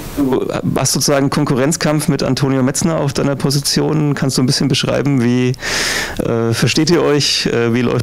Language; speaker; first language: German; native; German